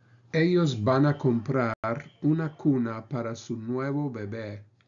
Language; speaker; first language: Spanish; non-native, fluent; English